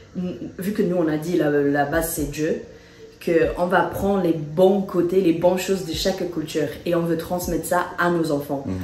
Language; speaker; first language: French; non-native, fluent; English